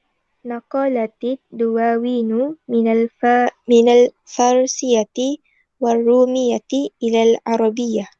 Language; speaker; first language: Arabic; non-native, learner; Malay